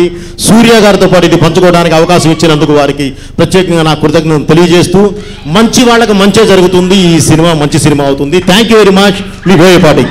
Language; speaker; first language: Telugu; native; Telugu